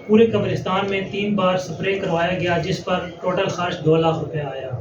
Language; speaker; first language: Urdu; non-native, local second language; Punjabi